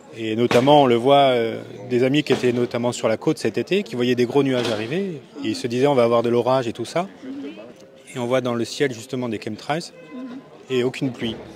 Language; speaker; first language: French; native; French